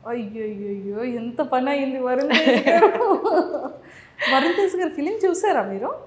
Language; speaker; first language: Telugu; native; Telugu